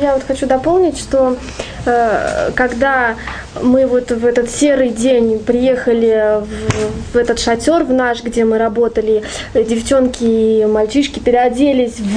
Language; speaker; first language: Russian; native; Russian